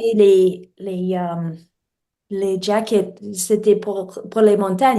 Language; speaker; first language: French; non-native, learner; English